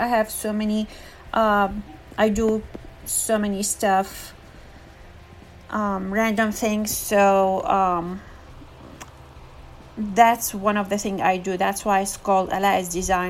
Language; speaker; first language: English; non-native, fluent; Arabic